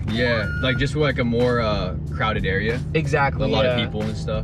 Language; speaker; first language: English; native; English